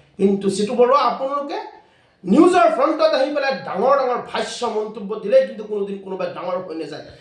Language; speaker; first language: Assamese; non-native, local second language; Bangla